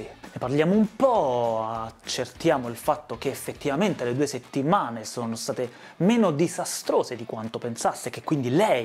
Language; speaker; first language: Italian; native; Italian